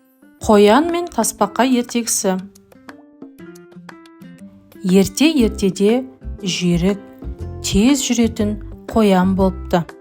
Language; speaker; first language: Kazakh; native; Kazakh